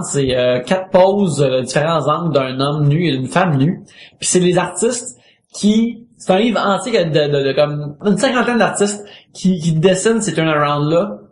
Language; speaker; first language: French; native; French